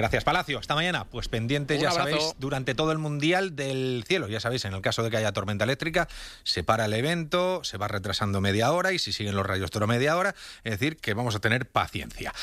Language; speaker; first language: Spanish; native; Spanish